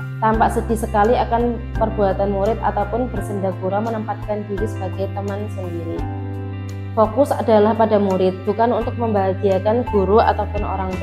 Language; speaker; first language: Indonesian; native; Indonesian